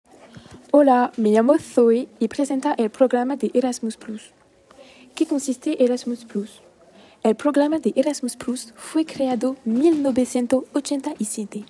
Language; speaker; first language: Spanish; non-native, learner; French